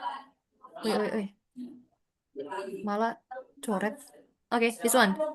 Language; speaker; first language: English; non-native, fluent; Indonesian